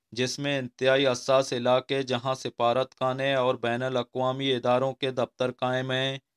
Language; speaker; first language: Urdu; non-native, local second language; Baluchi